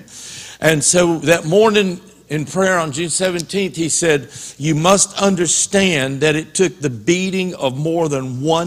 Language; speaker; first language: English; native; English